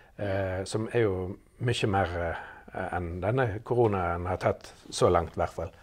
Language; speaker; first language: Norwegian; native; Norwegian